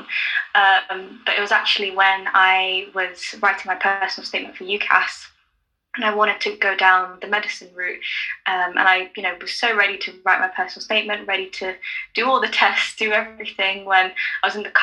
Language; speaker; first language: English; native; English